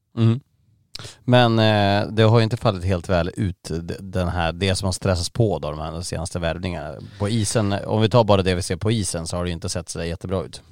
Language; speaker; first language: Swedish; native; Swedish